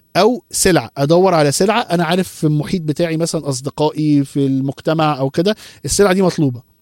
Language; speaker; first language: Arabic; early bilingual, heritage; Arabic